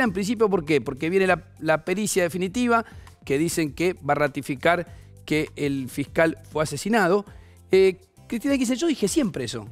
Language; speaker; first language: Spanish; native; Spanish